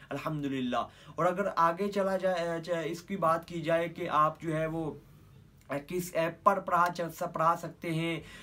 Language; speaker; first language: Urdu; non-native, local second language; Punjabi